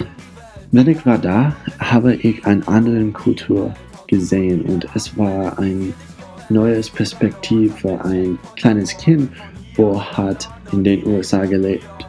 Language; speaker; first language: German; non-native, learner; English